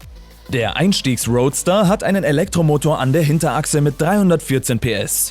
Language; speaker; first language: German; native; German